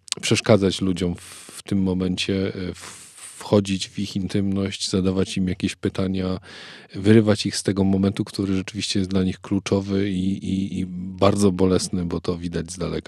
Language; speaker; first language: Polish; native; Polish